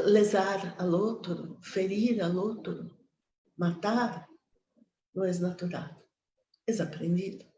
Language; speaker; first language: Spanish; non-native, fluent; Portuguese